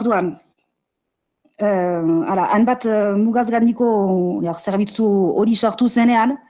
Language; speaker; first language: Basque; native; Basque